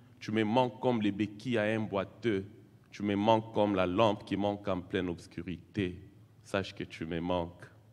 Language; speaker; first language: French; non-native, local second language; Swahili